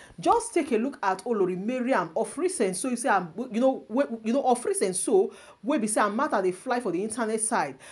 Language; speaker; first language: Nigerian Pidgin; non-native, local second language; Yoruba